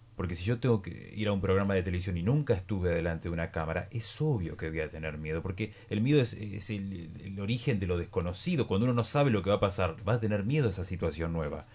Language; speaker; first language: Spanish; native; Spanish